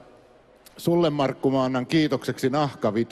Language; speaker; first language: Finnish; native; Finnish